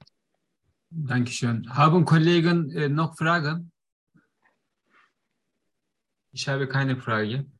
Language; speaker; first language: German; non-native, learner; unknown